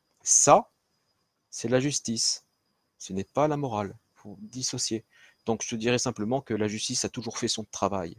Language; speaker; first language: French; native; French